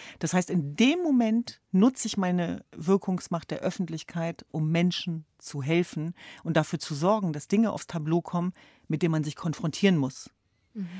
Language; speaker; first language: German; early bilingual, other home language; Kurdish